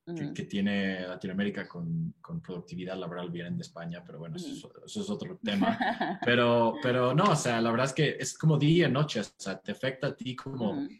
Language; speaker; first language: Spanish; non-native, fluent; English